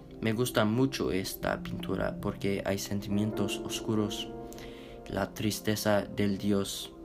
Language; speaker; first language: Spanish; non-native, learner; English